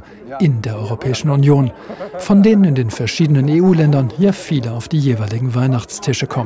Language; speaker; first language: German; native; German